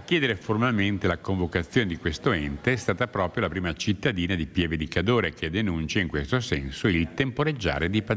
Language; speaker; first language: Italian; native; Italian